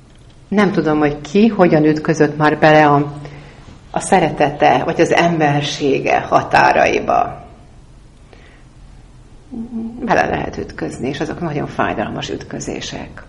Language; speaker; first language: Hungarian; native; Hungarian